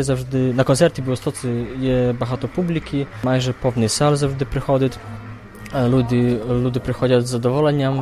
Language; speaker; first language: Ukrainian; early bilingual, heritage; Ukrainian